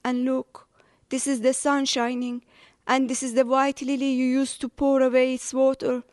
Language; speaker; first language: English; non-native, fluent; Persian